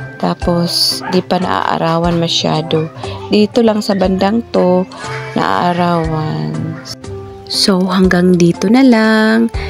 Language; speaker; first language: Filipino; non-native, local second language; Cebuano